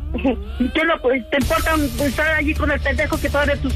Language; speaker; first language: Spanish; native; Spanish